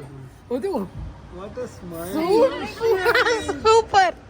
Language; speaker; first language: Hindi; native; Hindi